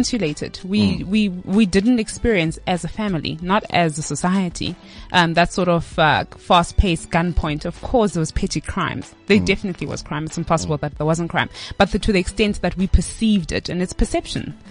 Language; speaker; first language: English; non-native, local second language; Xhosa